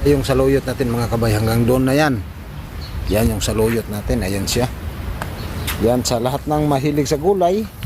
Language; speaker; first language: Filipino; non-native, local second language; Cebuano